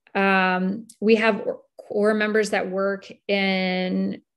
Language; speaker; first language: English; native; English